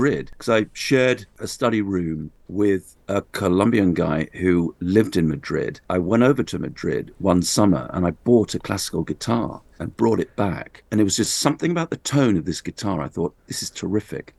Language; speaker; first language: English; native; English